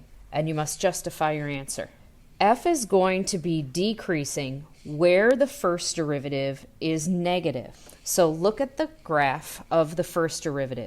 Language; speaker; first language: English; native; English